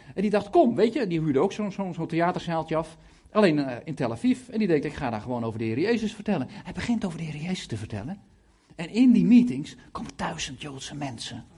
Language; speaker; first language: Dutch; native; Dutch